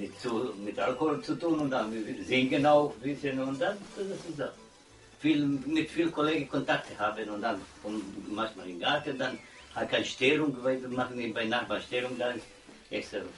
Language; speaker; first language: German; non-native, learner; Croatian